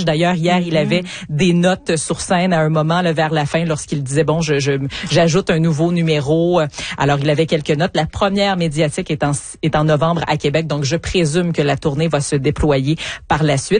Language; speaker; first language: French; native; French